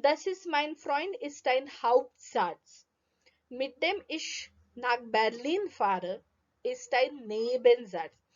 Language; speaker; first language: German; non-native, fluent; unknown